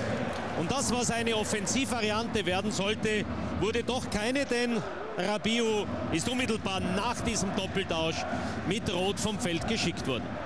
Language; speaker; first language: German; native; German